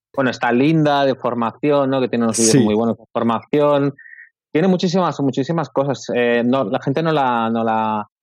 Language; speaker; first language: Spanish; native; Spanish